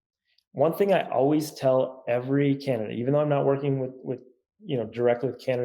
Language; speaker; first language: English; native; English